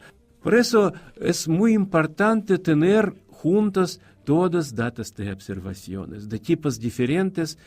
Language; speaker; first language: Spanish; non-native, fluent; Russian